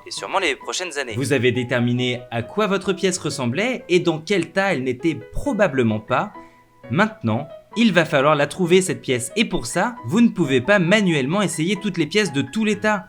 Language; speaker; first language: French; native; French